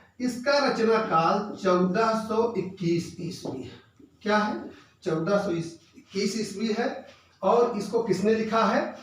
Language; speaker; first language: Hindi; native; Hindi